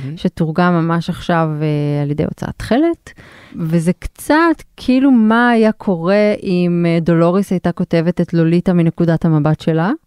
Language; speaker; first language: Hebrew; native; Hebrew